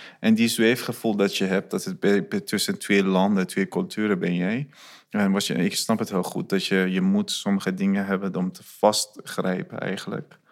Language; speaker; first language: Dutch; non-native, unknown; Persian